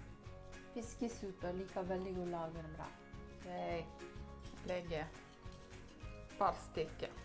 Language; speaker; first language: Norwegian; non-native, learner; Ukrainian